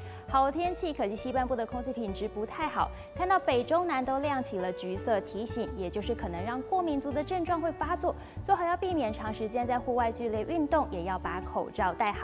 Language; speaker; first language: Chinese; native; Chinese